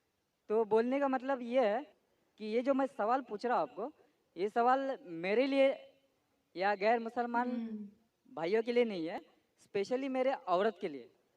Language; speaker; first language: Hindi; non-native, local second language; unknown